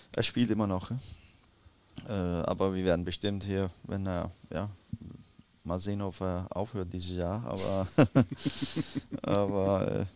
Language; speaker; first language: German; non-native, learner; Danish